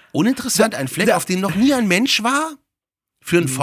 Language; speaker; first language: German; native; German